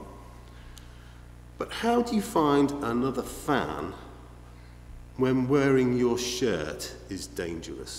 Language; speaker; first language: English; native; English